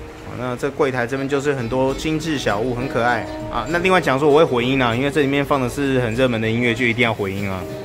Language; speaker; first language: Chinese; native; Chinese